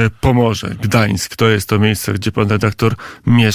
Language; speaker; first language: Polish; native; Polish